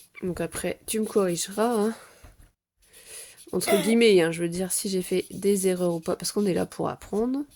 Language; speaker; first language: French; native; French